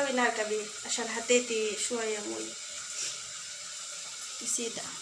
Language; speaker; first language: Arabic; non-native, learner; Bangla